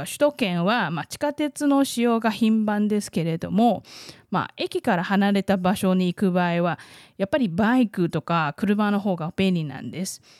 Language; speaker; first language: Japanese; non-native, fluent; Chinese